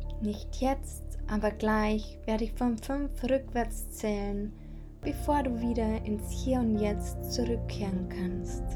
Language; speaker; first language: German; native; German